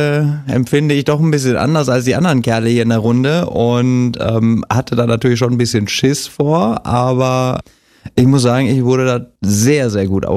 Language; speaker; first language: German; native; German